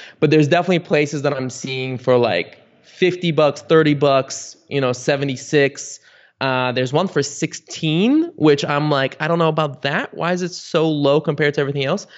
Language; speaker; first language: English; early bilingual, other home language; Bulgarian